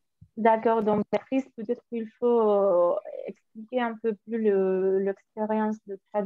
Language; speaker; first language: French; non-native, fluent; Spanish